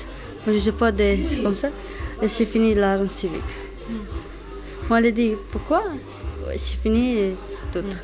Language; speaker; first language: French; non-native, learner; Romany